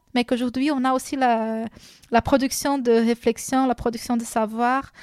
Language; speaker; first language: French; non-native, fluent; Portuguese